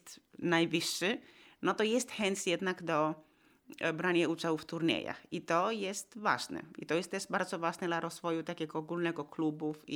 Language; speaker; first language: Polish; non-native, fluent; Finnish